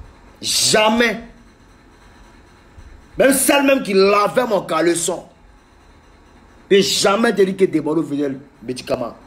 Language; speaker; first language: French; native; French